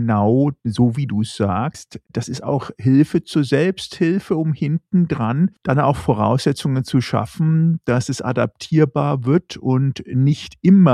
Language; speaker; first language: German; native; German